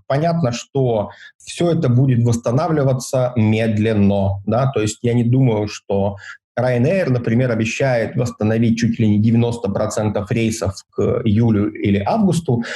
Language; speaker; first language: Russian; native; Russian